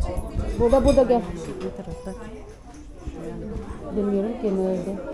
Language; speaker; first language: Turkish; non-native, learner; Filipino